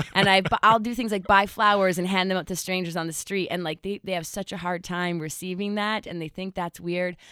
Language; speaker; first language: English; native; English